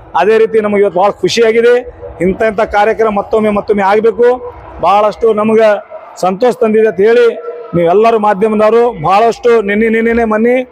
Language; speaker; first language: Kannada; non-native, local second language; Lambadi